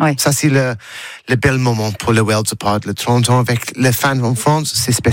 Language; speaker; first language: French; non-native, learner; English